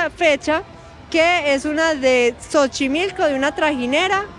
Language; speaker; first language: Spanish; native; Spanish